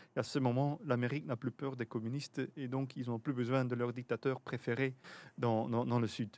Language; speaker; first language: French; native; French